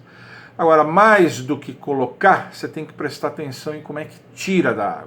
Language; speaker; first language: Portuguese; native; Portuguese